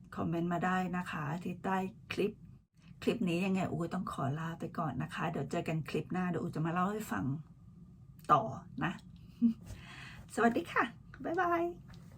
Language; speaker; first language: Thai; native; Thai